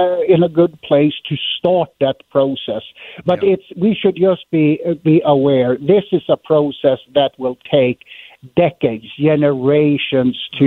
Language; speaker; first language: English; non-native, fluent; Swedish